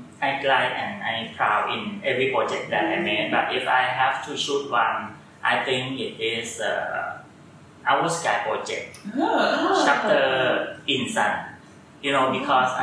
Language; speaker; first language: English; non-native, learner; Thai